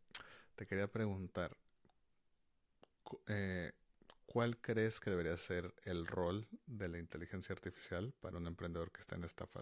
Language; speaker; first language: Spanish; native; Spanish